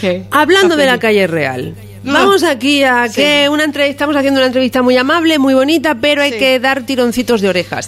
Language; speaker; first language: Spanish; native; Spanish